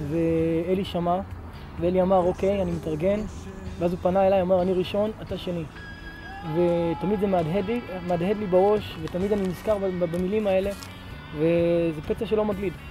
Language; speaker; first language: Hebrew; native; Hebrew